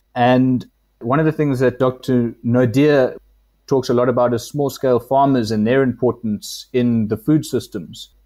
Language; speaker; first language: English; native; English